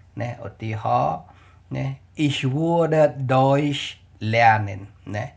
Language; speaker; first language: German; non-native, fluent; Khmer